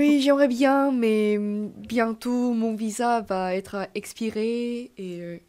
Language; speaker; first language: French; non-native, fluent; Korean